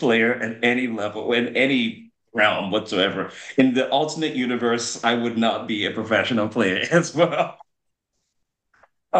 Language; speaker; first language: English; non-native, local second language; Yoruba